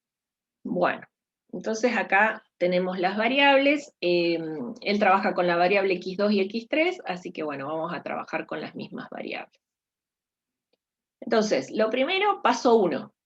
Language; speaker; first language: Spanish; native; Spanish